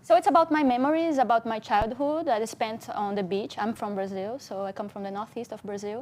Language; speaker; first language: English; non-native, fluent; Portuguese